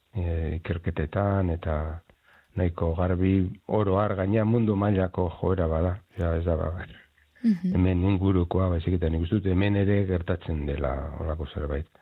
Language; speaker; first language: Basque; native; Basque